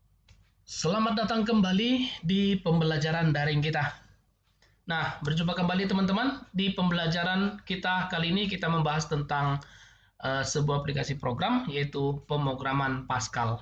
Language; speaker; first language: Indonesian; native; Indonesian